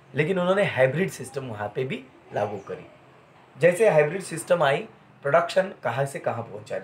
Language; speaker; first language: Hindi; non-native, local second language; Marathi